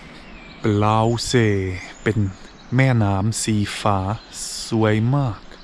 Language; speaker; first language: Thai; non-native, learner; Swiss German